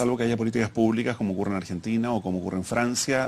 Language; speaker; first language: Spanish; native; Spanish